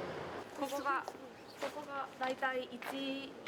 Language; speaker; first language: Japanese; native; Japanese